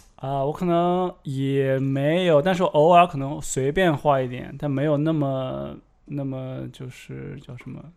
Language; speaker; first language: Chinese; native; Chinese